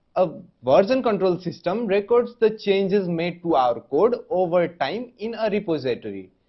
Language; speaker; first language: English; non-native, local second language; Nepali